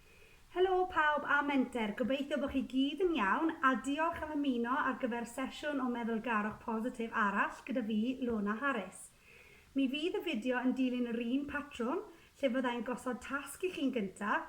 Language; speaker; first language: Welsh; native; Welsh